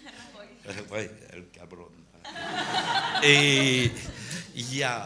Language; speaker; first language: Spanish; non-native, learner; French